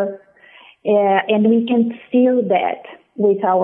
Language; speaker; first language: English; non-native, fluent; Portuguese